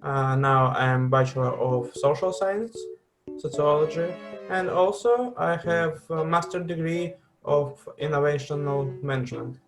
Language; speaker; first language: English; non-native, fluent; Russian